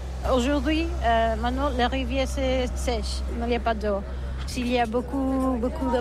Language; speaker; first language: French; non-native, learner; Catalan